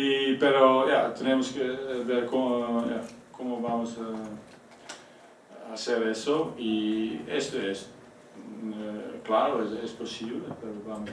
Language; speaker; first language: Spanish; non-native, fluent; Dutch